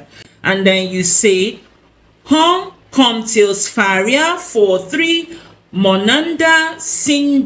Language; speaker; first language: Swedish; non-native, learner; English